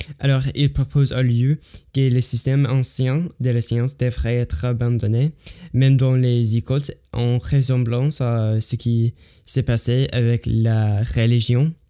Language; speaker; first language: French; non-native, learner; English